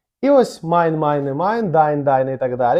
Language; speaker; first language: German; non-native, fluent; Ukrainian